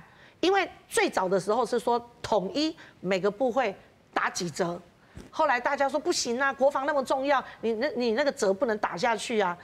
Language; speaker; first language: Chinese; native; Chinese